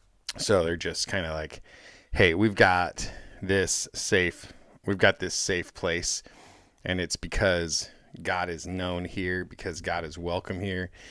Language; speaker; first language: English; native; English